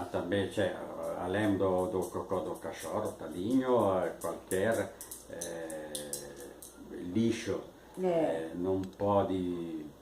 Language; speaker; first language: Portuguese; non-native, fluent; Italian